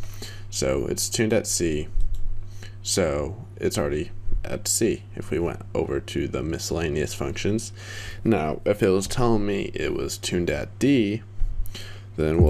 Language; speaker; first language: English; native; English